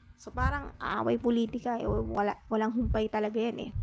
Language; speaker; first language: Filipino; native; Filipino